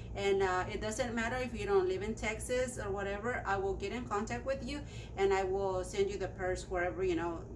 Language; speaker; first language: English; non-native, fluent; Spanish